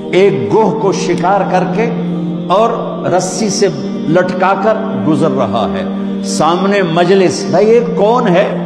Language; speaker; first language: Urdu; non-native, local second language; Punjabi